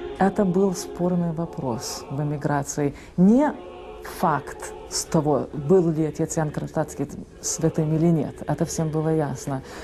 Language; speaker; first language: Russian; early bilingual, heritage; Russian